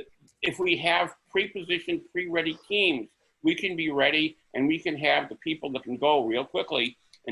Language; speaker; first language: English; native; English